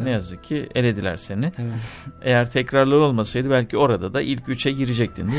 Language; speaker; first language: Turkish; native; Turkish